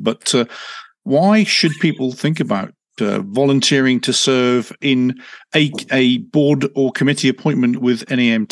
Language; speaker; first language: English; native; English